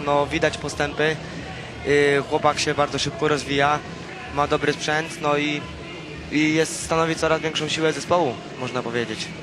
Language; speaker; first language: Polish; native; Polish